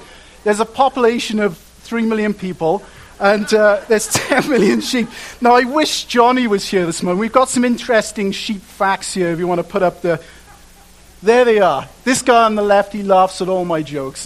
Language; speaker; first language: English; native; English